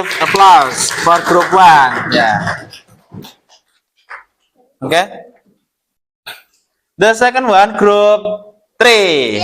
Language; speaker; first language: English; non-native, learner; Indonesian